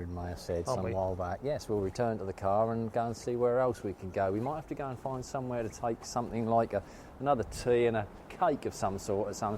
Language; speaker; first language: English; native; English